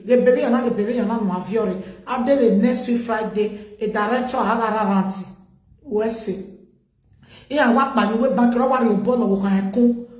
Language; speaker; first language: English; non-native, local second language; Bini